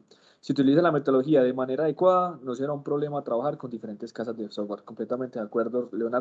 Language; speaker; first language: Spanish; native; Spanish